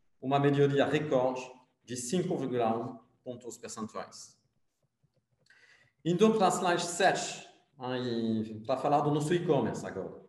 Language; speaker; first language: Portuguese; non-native, fluent; French